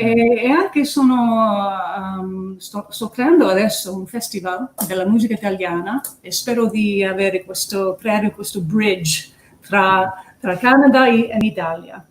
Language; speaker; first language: Italian; early bilingual, heritage; English